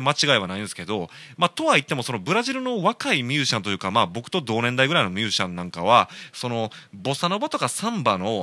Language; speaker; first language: Japanese; native; Japanese